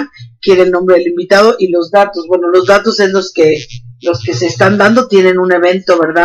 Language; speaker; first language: Spanish; native; Spanish